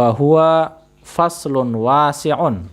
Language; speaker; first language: Arabic; non-native, fluent; Indonesian